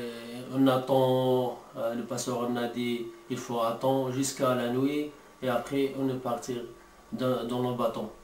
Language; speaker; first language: French; non-native, learner; Arabic